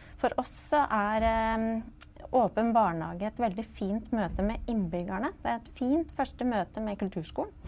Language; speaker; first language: Norwegian; native; Norwegian